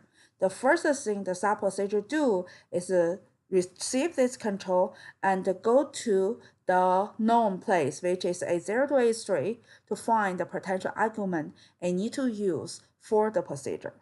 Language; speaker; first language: English; non-native, fluent; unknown